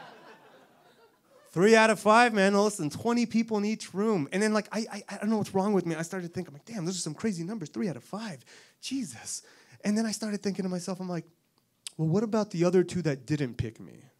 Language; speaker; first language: English; native; English